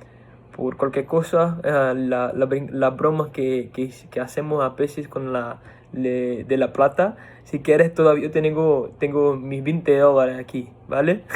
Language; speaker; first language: Spanish; non-native, fluent; Portuguese